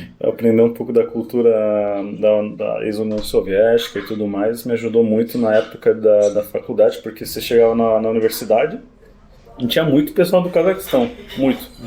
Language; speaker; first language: Portuguese; early bilingual, other home language; Spanish